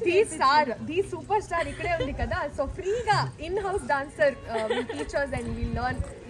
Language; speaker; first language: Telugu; non-native, learner; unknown